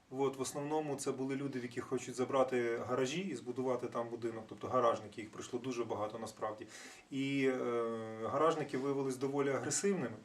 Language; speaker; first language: Ukrainian; native; Ukrainian